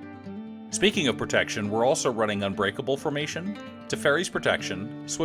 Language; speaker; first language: English; native; English